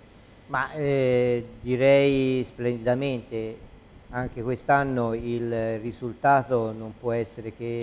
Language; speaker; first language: Italian; native; Italian